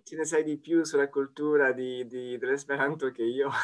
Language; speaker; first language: Italian; non-native, fluent; French